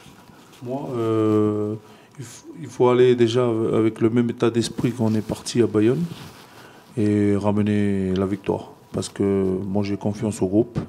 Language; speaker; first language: French; non-native, fluent; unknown